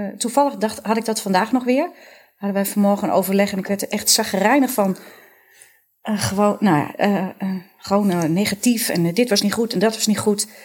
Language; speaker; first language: Dutch; native; Dutch